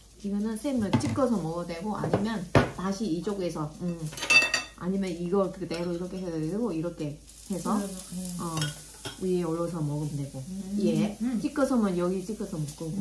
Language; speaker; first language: Korean; non-native, fluent; Vietnamese